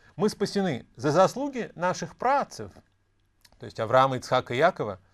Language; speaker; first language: Russian; native; Russian